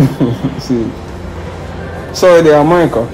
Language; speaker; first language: Spanish; non-native, learner; English